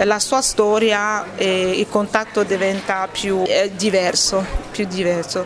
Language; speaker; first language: Italian; non-native, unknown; French